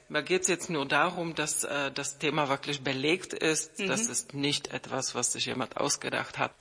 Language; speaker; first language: German; non-native, fluent; Czech